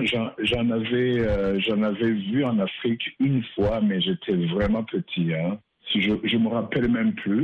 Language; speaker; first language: French; non-native, local second language; Rundi